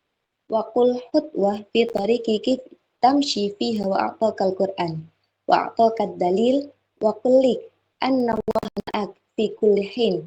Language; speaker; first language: Arabic; non-native, learner; Indonesian